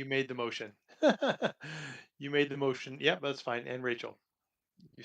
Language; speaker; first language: English; native; English